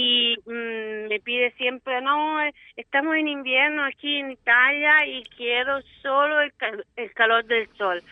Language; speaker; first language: Spanish; non-native, fluent; Italian